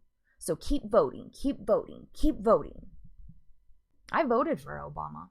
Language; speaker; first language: English; native; English